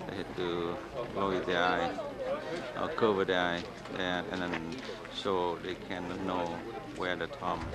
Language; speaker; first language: English; non-native, learner; Vietnamese